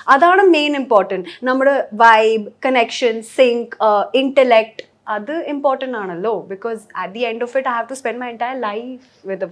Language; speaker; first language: Malayalam; early bilingual, heritage; Malayalam